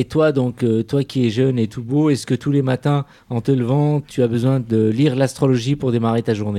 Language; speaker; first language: French; native; French